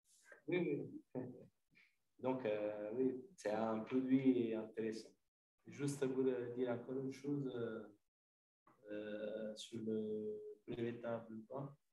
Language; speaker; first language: French; non-native, fluent; Italian